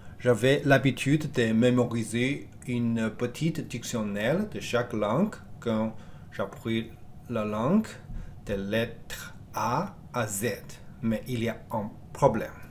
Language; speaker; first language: French; non-native, learner; Chinese